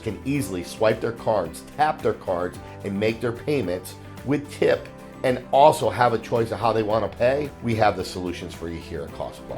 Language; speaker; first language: English; native; English